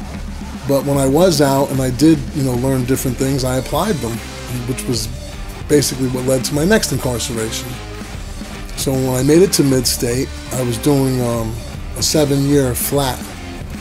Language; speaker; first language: English; native; English